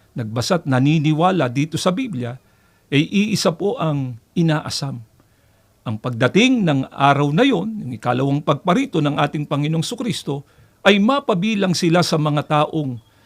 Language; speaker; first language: Filipino; native; Filipino